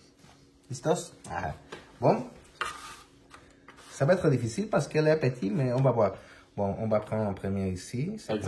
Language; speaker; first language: French; non-native, learner; Spanish